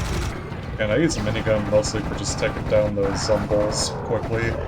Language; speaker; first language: English; native; English